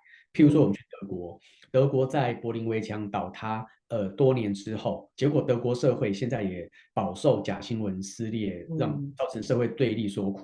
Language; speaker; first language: Chinese; native; Chinese